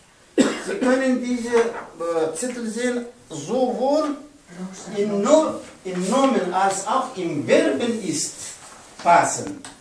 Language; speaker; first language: German; non-native, learner; Pashto